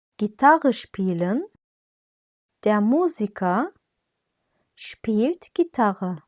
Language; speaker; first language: German; non-native, fluent; Turkish